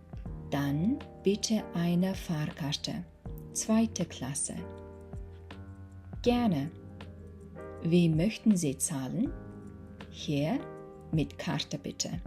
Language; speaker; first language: German; non-native, fluent; Mongolian